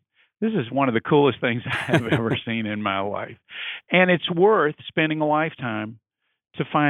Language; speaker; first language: English; native; English